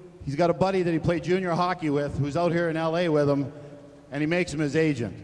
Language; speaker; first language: English; native; English